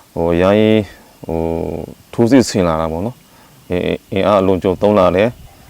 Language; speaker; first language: Burmese; non-native, local second language; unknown